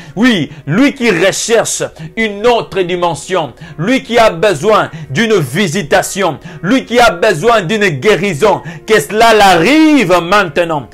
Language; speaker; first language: French; non-native, local second language; Lingala